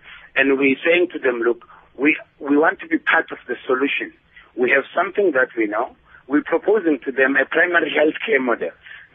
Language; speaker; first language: English; non-native, local second language; Xhosa